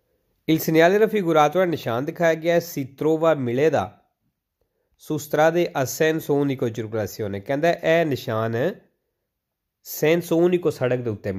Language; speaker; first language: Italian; non-native, learner; Punjabi